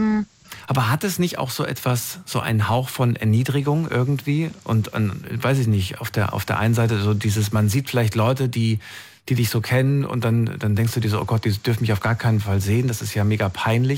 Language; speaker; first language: German; native; German